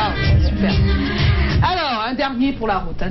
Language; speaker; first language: French; native; French